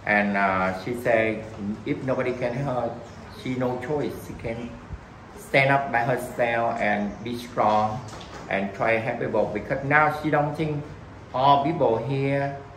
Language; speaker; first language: English; non-native, learner; Vietnamese